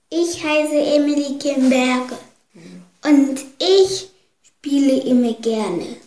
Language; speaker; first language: German; early bilingual, heritage; German